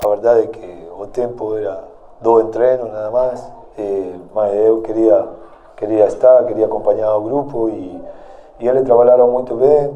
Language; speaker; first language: Portuguese; non-native, fluent; Spanish